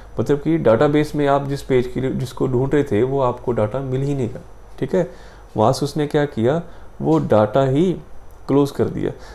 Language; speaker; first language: Hindi; non-native, local second language; Punjabi